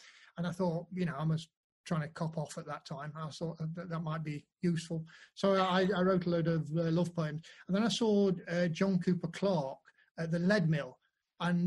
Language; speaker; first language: English; native; English